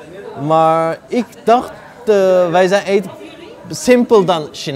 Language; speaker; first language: Dutch; non-native, local second language; Uyghur